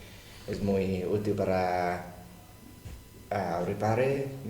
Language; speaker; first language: Spanish; non-native, learner; Thai